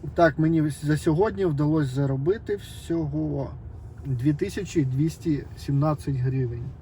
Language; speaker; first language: Ukrainian; non-native, local second language; Russian